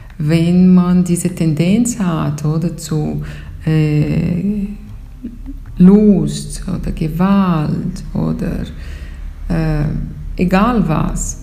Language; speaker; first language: German; non-native, fluent; Portuguese